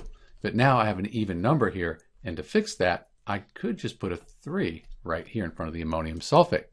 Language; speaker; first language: English; native; English